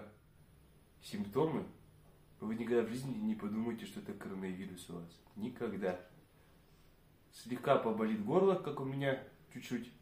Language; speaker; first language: Russian; native; Russian